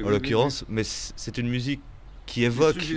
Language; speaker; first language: French; native; French